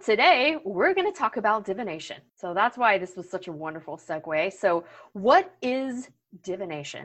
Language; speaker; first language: English; native; English